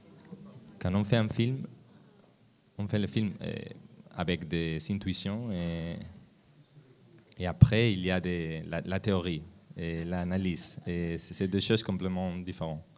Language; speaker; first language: French; non-native, learner; Spanish